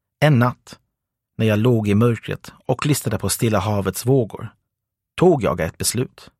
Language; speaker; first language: Swedish; non-native, fluent; English